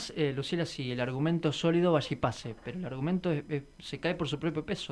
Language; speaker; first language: Spanish; native; Spanish